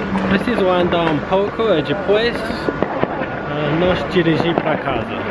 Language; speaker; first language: Portuguese; non-native, learner; English